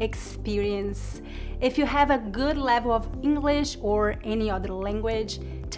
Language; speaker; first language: English; non-native, fluent; Portuguese